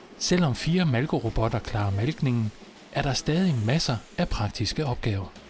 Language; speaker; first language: Danish; native; Danish